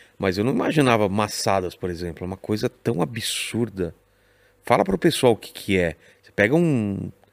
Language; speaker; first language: Portuguese; native; Portuguese